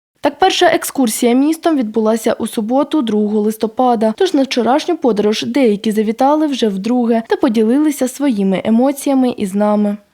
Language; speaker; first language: Ukrainian; native; Ukrainian